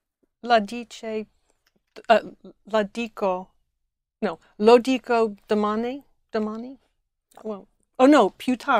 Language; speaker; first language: Italian; non-native, learner; English